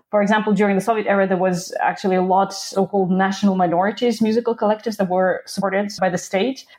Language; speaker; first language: English; non-native, fluent; Russian